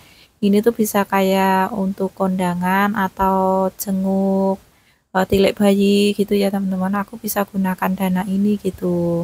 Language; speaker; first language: Indonesian; native; Indonesian